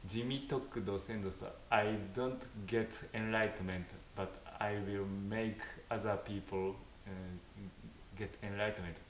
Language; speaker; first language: English; non-native, fluent; Japanese